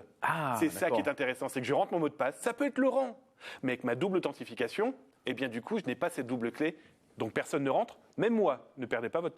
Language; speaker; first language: French; native; French